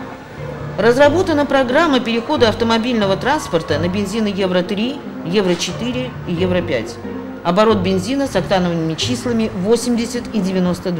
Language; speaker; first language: Russian; native; Russian